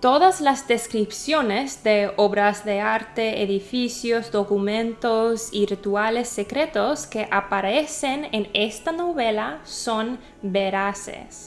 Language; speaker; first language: Spanish; non-native, learner; English